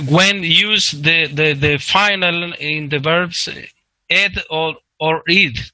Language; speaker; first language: English; non-native, learner; Spanish